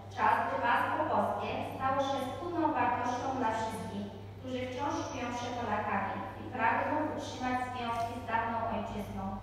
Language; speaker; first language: Polish; early bilingual, heritage; Polish